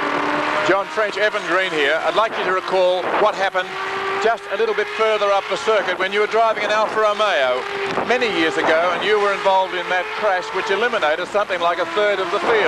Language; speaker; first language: English; native; English